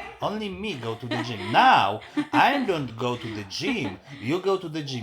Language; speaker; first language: English; non-native, learner; Polish